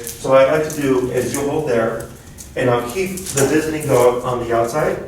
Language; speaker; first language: English; native; English